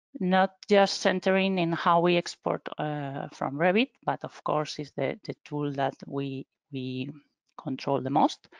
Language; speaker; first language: English; non-native, fluent; Spanish